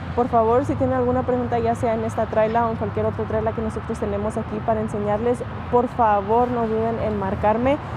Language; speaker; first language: Spanish; early bilingual, heritage; Spanish